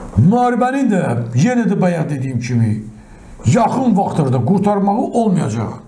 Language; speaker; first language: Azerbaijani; non-native, local second language; Talysh